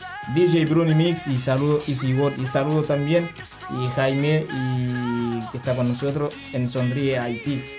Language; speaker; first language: Spanish; non-native, learner; Haitian Creole